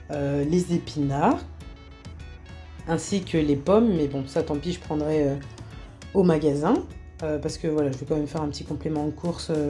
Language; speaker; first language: French; native; French